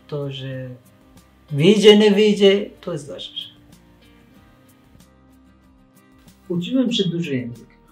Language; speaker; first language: Polish; non-native, learner; Persian